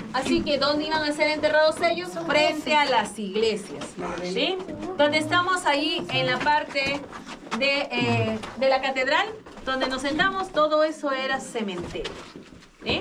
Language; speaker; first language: Spanish; native; Spanish